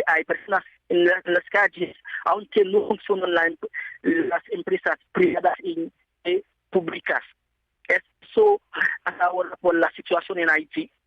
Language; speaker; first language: Spanish; non-native, fluent; Haitian Creole